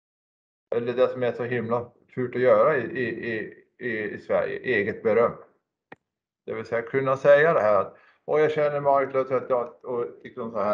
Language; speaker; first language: Swedish; native; Swedish